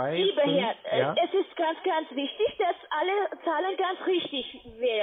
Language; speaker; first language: German; non-native, learner; Russian